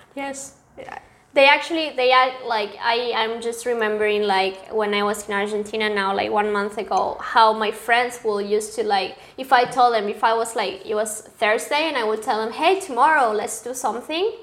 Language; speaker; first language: English; non-native, fluent; Spanish